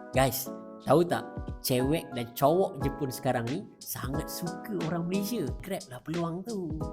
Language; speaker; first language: Malay; native; Malay